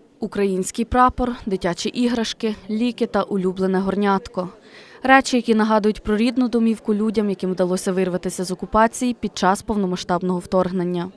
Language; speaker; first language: Ukrainian; native; Ukrainian